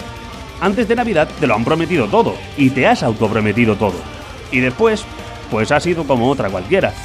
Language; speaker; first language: Spanish; native; Spanish